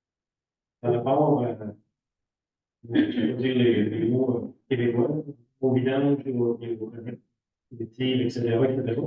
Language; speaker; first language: French; native; French